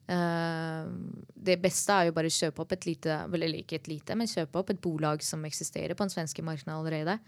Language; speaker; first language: Norwegian; early bilingual, other home language; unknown